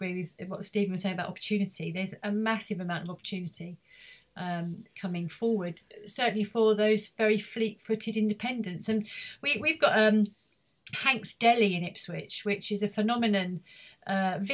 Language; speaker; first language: English; native; English